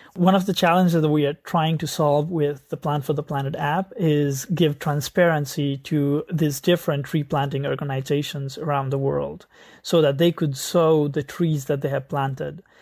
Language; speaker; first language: English; non-native, local second language; Nepali